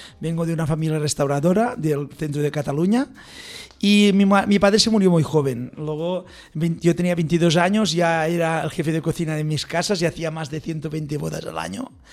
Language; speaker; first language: Spanish; non-native, local second language; Catalan